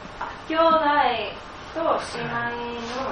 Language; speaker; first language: Japanese; non-native, learner; English